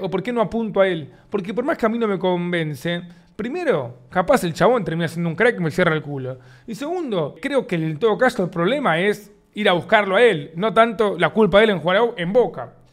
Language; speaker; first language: Spanish; native; Spanish